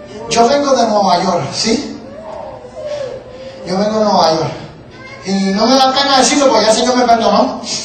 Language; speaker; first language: Spanish; native; Spanish